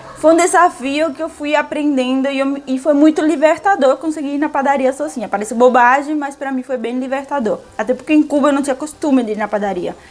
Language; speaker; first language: Portuguese; non-native, fluent; Spanish